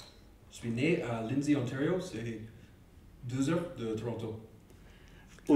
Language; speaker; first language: French; non-native, learner; English